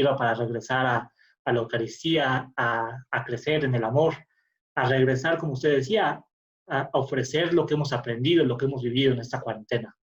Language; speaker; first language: Spanish; native; Spanish